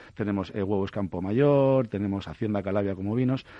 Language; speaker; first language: Spanish; native; Spanish